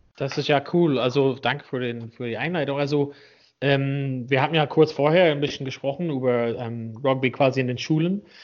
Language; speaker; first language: German; non-native, fluent; English